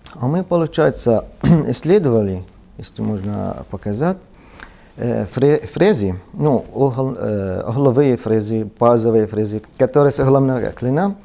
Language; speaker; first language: Russian; non-native, learner; Arabic